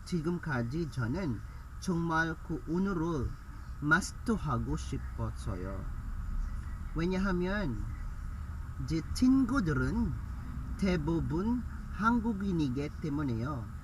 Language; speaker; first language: Korean; non-native, learner; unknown